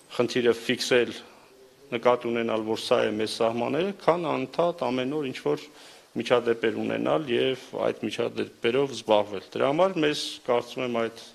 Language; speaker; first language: Armenian; native; Armenian